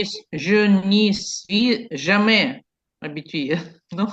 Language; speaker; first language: French; non-native, learner; Ukrainian